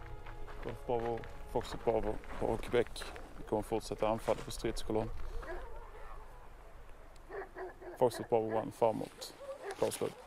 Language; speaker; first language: Swedish; native; Swedish